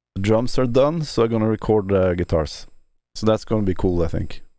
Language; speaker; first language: English; non-native, fluent; Norwegian